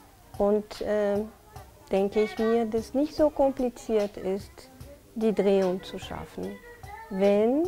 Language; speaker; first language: German; non-native, fluent; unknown